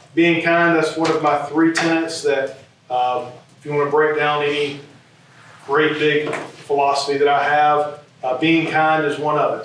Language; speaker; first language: English; native; English